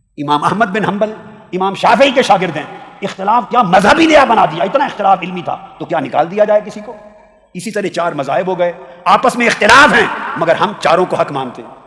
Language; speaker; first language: Urdu; non-native, local second language; Punjabi